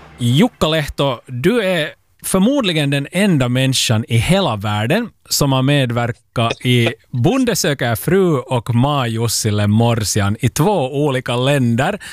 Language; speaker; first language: Swedish; native; Swedish